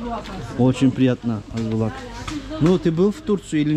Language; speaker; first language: Russian; non-native, learner; Turkish